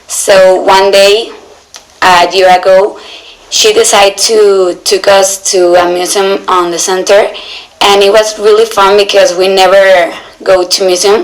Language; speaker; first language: English; non-native, learner; Spanish